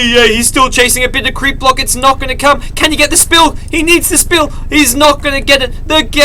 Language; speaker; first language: English; native; English